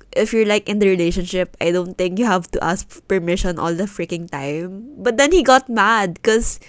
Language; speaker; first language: English; non-native, local second language; Filipino